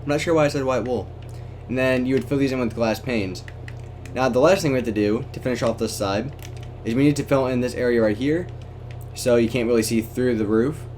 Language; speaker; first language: English; native; English